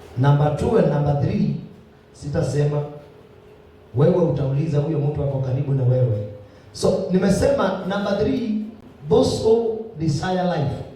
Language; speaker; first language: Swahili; non-native, local second language; Kamba